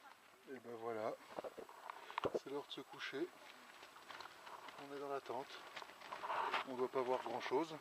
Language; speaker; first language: French; native; French